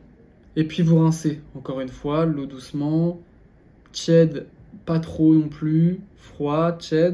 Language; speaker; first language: French; native; French